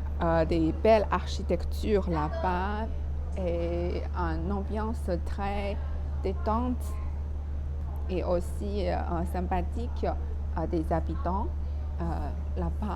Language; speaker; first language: French; non-native, fluent; Chinese